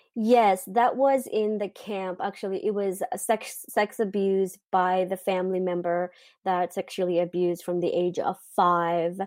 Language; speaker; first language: English; non-native, fluent; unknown